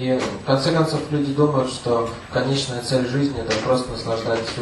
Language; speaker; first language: Russian; native; Russian